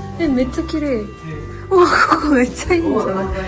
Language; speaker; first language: Korean; native; Korean